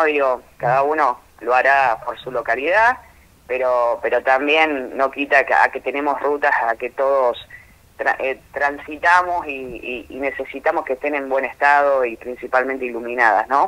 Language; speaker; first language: Spanish; native; Spanish